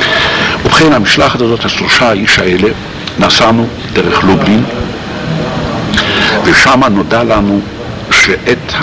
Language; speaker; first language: Hebrew; non-native, fluent; Polish